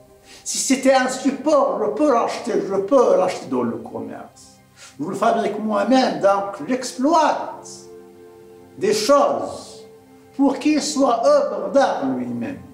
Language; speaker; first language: French; non-native, local second language; Arabic